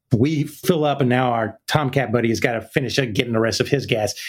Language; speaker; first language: English; native; English